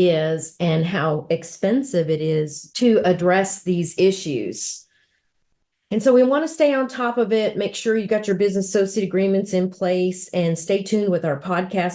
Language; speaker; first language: English; native; English